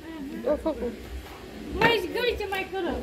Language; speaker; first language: Romanian; native; Romanian